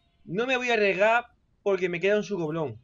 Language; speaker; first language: Spanish; native; Spanish